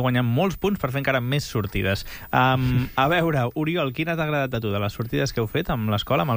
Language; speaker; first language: Catalan; native; Catalan